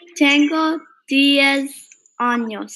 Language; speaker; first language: Spanish; non-native, learner; English